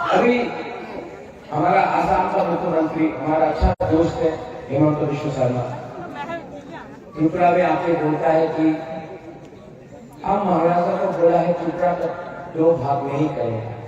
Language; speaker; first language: Hindi; non-native, local second language; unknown